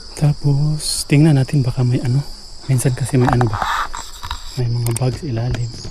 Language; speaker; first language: Filipino; native; Filipino